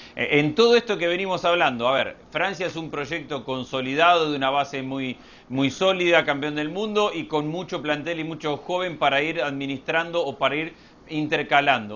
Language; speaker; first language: Spanish; native; Spanish